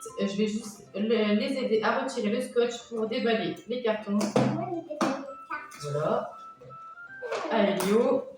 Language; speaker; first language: French; native; French